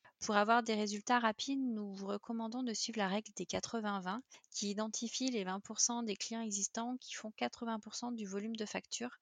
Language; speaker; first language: French; native; French